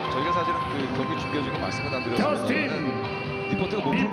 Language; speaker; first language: Korean; native; Korean